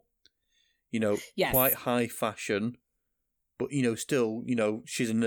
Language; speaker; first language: English; native; English